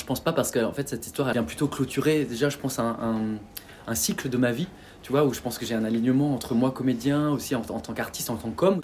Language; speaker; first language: French; native; French